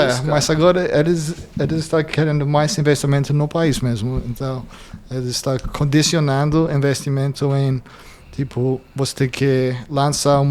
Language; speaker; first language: Portuguese; non-native, fluent; English